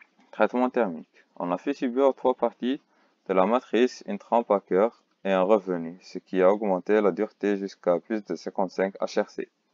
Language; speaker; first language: French; non-native, local second language; Arabic